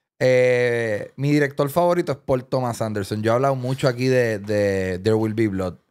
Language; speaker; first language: Spanish; native; Spanish